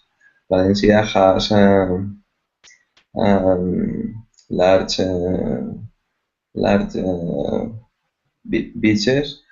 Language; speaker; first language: English; non-native, learner; Spanish